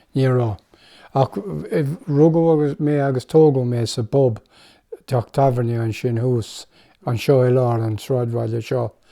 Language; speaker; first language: Irish; non-native, local second language; English